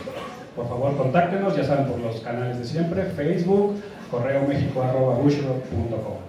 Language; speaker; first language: Spanish; native; Spanish